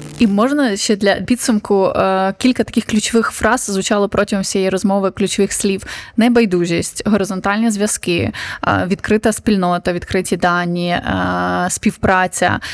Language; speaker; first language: Ukrainian; native; Ukrainian